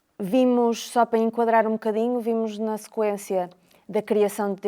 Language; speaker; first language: Portuguese; native; Portuguese